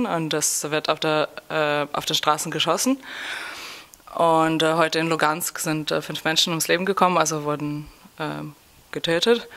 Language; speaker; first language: German; non-native, fluent; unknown